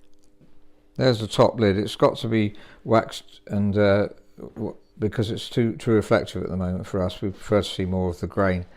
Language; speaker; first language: English; native; English